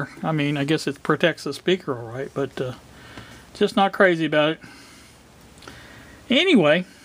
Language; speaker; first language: English; native; English